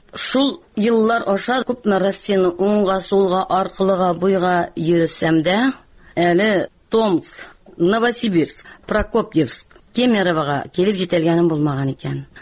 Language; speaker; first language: Tatar; native; Tatar